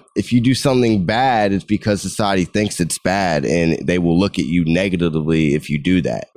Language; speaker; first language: English; native; English